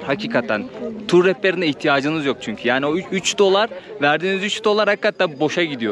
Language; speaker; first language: Turkish; native; Turkish